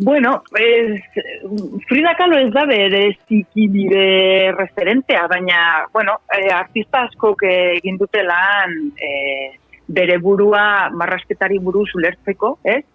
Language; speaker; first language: Basque; non-native, local second language; Spanish